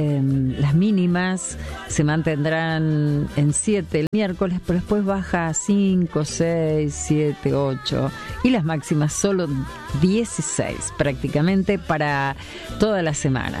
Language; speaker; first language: Spanish; native; Spanish